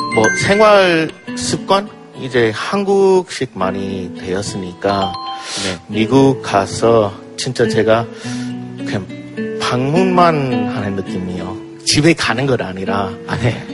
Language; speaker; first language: Korean; non-native, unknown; English